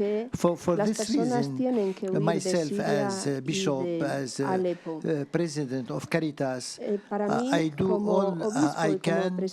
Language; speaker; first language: English; non-native, fluent; Arabic